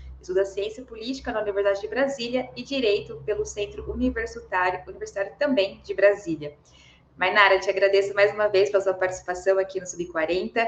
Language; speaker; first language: Portuguese; native; Portuguese